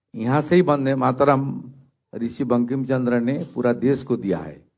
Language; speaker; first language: Hindi; non-native, local second language; Bangla